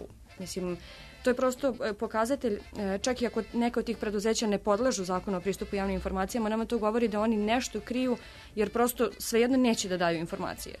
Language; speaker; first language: Serbian; native; Serbian